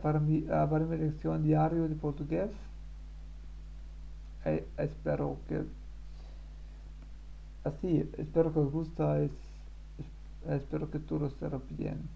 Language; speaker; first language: Spanish; non-native, learner; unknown